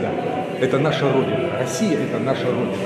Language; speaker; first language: Russian; native; Russian